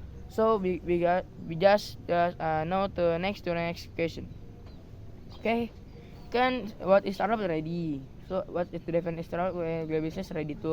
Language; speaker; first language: English; non-native, learner; Indonesian